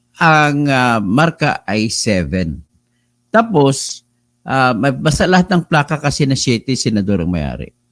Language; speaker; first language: Filipino; non-native, local second language; Cebuano